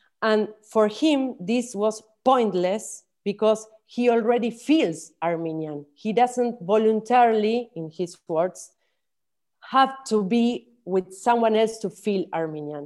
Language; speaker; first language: English; non-native, fluent; Spanish